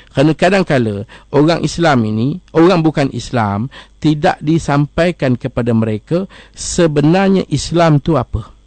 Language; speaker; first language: Malay; native; Malay